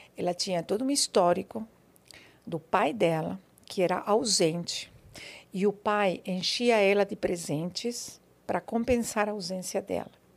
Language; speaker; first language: Portuguese; non-native, fluent; Spanish